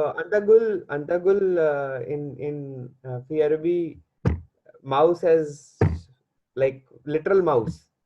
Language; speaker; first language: English; non-native, learner; Hindi